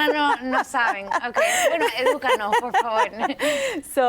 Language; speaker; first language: Spanish; early bilingual, heritage; Spanish